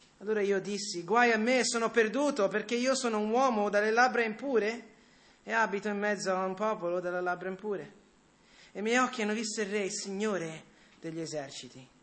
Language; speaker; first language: Italian; early bilingual, other home language; English